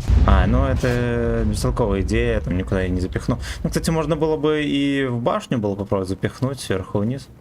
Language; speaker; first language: Russian; native; Russian